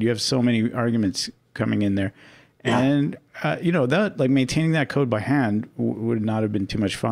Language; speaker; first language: English; native; English